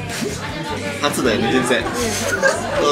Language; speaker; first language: Japanese; non-native, fluent; Indonesian